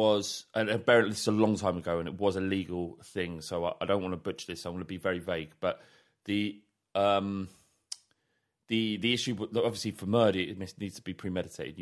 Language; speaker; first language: English; native; English